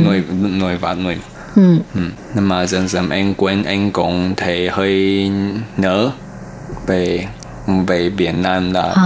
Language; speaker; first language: Vietnamese; non-native, learner; Chinese